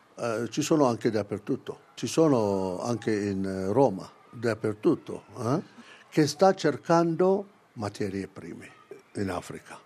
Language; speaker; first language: Italian; non-native, fluent; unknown